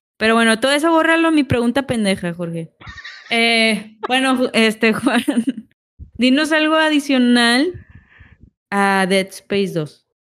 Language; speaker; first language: Spanish; native; Spanish